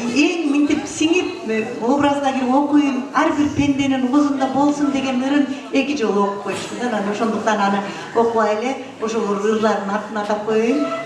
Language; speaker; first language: Kyrgyz; non-native, local second language; Russian